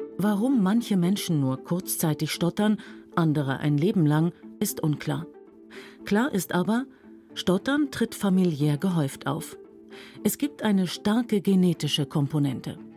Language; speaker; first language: German; native; German